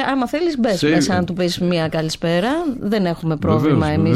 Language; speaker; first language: Greek; native; Greek